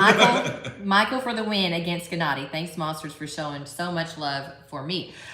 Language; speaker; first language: English; native; English